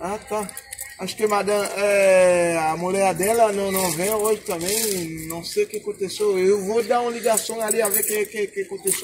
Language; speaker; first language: Portuguese; non-native, learner; Haitian Creole